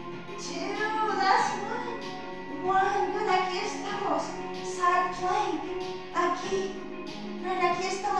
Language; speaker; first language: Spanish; non-native, fluent; English